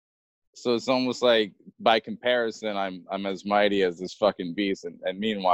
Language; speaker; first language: English; native; English